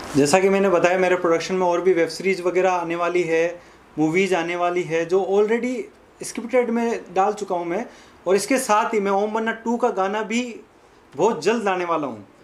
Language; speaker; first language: Hindi; native; Hindi